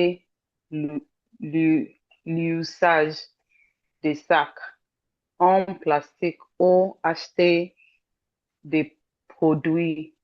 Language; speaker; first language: French; non-native, learner; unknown